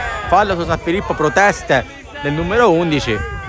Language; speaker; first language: Italian; native; Italian